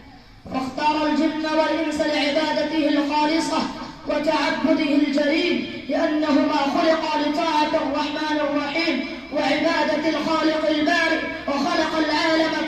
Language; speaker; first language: Arabic; non-native, fluent; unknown